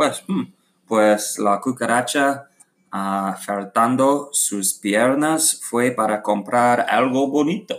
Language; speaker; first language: Spanish; non-native, learner; English